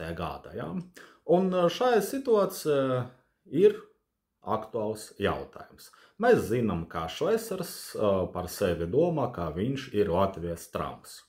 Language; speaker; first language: Latvian; non-native, fluent; Russian